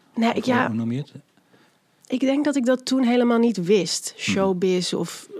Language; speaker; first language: Dutch; native; Dutch